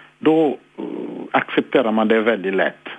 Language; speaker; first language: Swedish; non-native, fluent; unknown